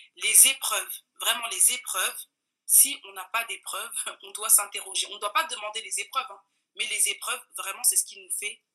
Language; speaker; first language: French; non-native, local second language; Bambara